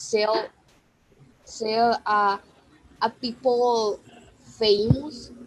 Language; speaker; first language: English; non-native, learner; Spanish